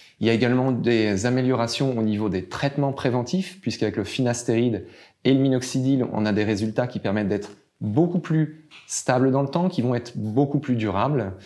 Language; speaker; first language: French; native; French